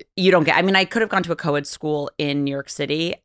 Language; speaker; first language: English; native; English